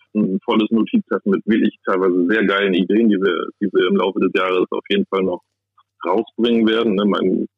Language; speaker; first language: German; native; German